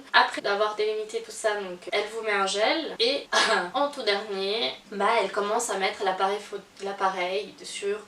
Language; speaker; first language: French; native; French